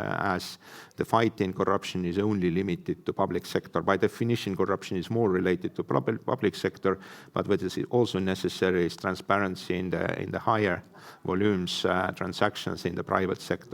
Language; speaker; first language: English; non-native, fluent; Estonian